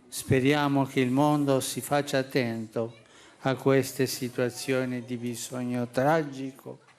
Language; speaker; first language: Italian; non-native, fluent; Spanish